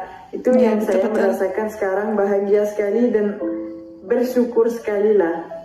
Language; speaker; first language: Indonesian; non-native, fluent; French